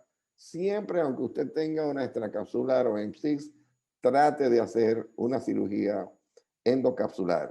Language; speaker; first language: Spanish; native; Spanish